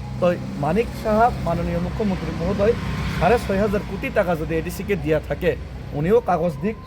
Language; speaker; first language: Bangla; non-native, local second language; Kok Borok